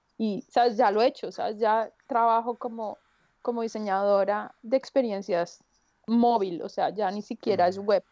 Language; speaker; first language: Spanish; native; Spanish